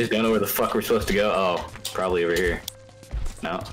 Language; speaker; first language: English; native; English